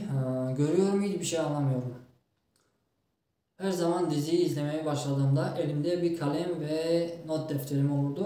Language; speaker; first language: Turkish; non-native, fluent; Tajik